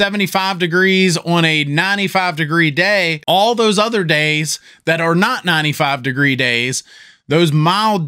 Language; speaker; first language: English; native; English